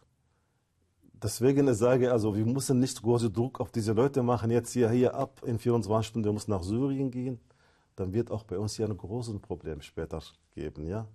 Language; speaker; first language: German; non-native, fluent; Arabic